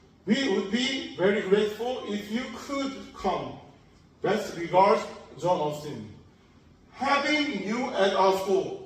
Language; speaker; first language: English; non-native, fluent; Korean